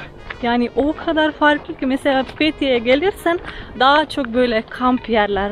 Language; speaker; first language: Turkish; non-native, fluent; Slovenian